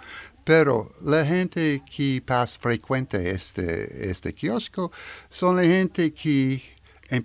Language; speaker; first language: Spanish; non-native, learner; French